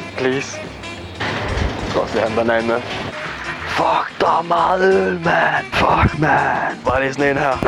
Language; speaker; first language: Danish; native; Danish